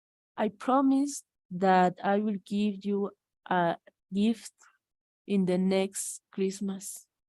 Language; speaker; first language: English; non-native, learner; Spanish